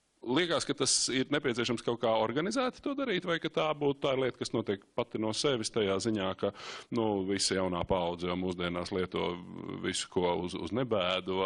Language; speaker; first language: Latvian; native; Latvian